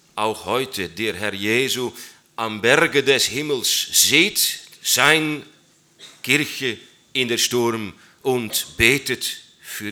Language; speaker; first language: German; non-native, learner; Dutch